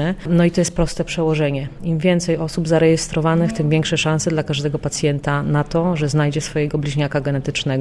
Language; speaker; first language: Polish; native; Polish